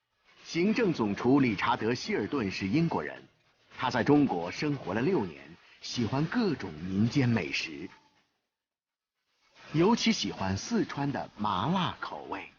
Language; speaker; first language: Chinese; native; Chinese